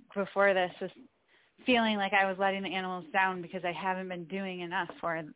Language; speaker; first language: English; native; English